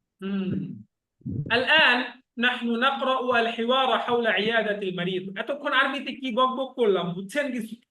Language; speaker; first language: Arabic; non-native, fluent; Bangla